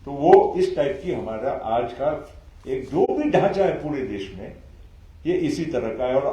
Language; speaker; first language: Hindi; non-native, local second language; Marathi